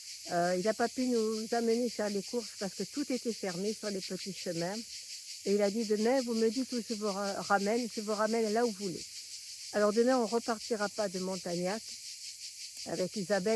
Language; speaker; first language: French; native; French